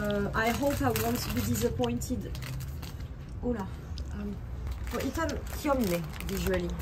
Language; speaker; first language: English; non-native, learner; French